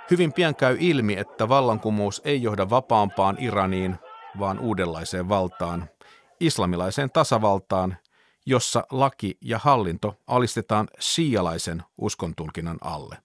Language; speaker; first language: Finnish; native; Finnish